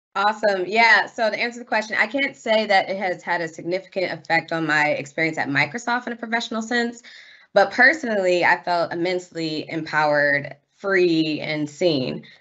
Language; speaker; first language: English; native; English